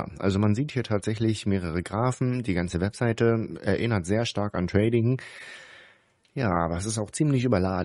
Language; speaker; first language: German; native; German